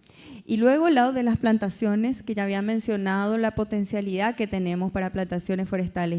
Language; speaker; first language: Spanish; native; Spanish